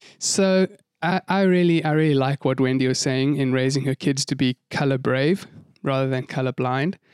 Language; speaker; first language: English; native; English